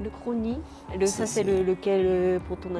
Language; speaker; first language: French; non-native, learner; Japanese